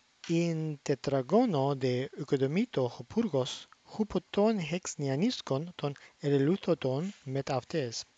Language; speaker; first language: Greek; non-native, fluent; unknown